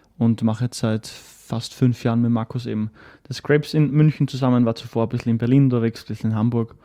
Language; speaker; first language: German; native; German